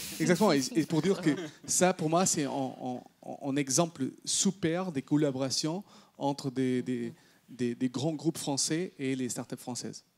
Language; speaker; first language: French; non-native, fluent; Portuguese